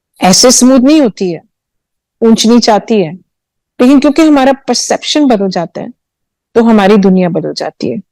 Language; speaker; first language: Hindi; early bilingual, heritage; Hindi